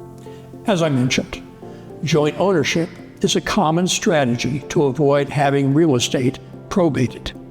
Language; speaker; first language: English; native; English